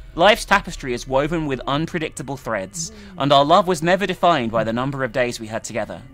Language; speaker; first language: English; native; English